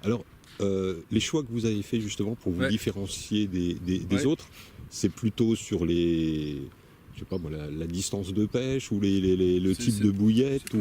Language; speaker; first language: French; native; French